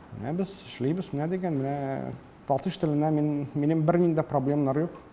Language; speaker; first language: Tatar; early bilingual, heritage; Tatar